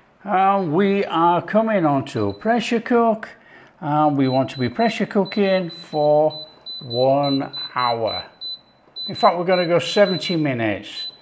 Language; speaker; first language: English; native; English